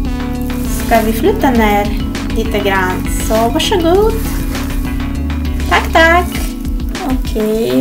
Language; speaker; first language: Swedish; non-native, fluent; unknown